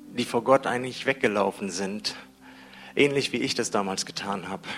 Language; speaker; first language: German; native; German